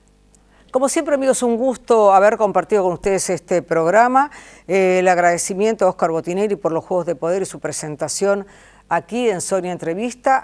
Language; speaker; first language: Spanish; native; Spanish